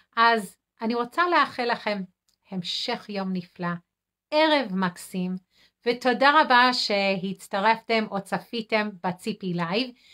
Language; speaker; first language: Hebrew; non-native, fluent; English